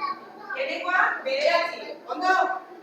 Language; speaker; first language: Basque; non-native, local second language; Spanish